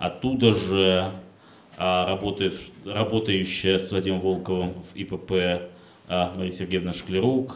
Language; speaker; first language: Russian; native; Russian